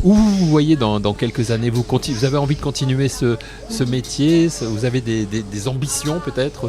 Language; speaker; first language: French; native; French